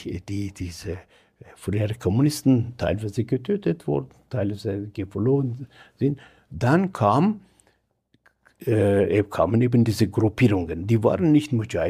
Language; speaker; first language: German; non-native, fluent; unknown